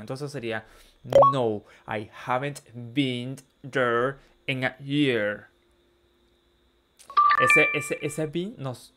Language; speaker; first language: English; non-native, learner; Spanish